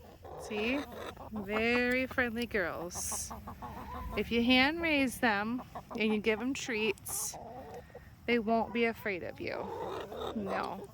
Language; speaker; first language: English; native; English